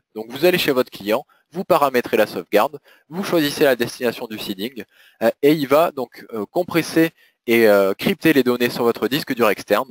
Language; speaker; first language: French; native; French